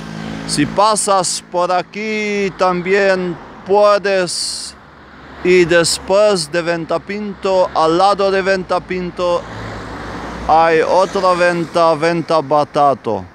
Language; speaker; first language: Spanish; non-native, fluent; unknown